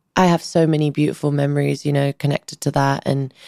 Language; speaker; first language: English; early bilingual, other home language; Albanian